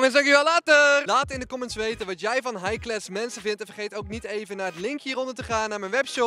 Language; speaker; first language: Dutch; native; Dutch